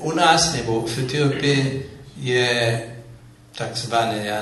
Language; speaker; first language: Czech; non-native, fluent; Amharic